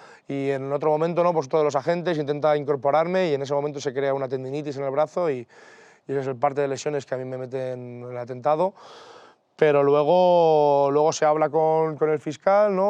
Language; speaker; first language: Spanish; native; Spanish